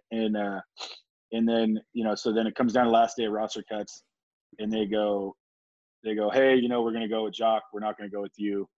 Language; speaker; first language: English; native; English